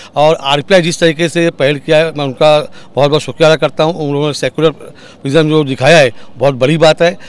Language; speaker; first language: Hindi; non-native, local second language; Urdu